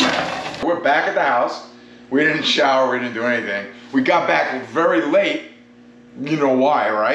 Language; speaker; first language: English; native; English